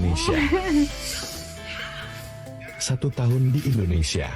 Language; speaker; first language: Indonesian; non-native, learner; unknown